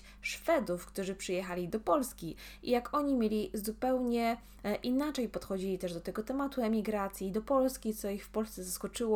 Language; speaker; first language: Polish; native; Polish